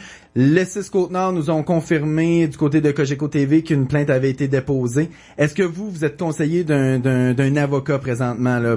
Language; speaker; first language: French; native; French